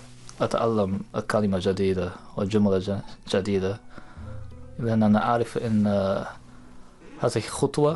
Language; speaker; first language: Arabic; non-native, learner; Japanese